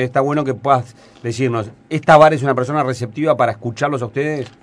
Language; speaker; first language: Spanish; native; Spanish